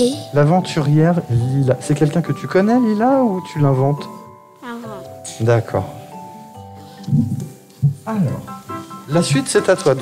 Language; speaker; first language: French; native; French